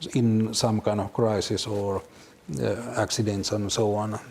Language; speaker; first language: English; non-native, learner; Finnish